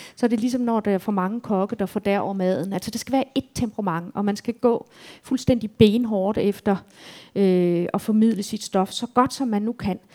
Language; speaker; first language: Danish; native; Danish